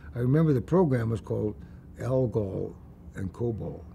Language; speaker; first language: English; native; English